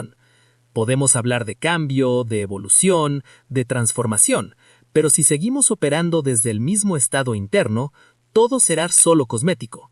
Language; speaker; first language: Spanish; native; Spanish